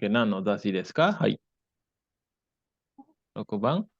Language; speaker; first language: Japanese; non-native, fluent; Indonesian